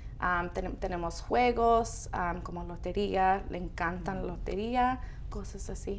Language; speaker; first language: Spanish; early bilingual, heritage; Spanish